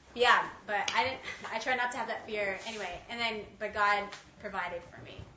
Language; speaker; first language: English; early bilingual, other home language; Chinese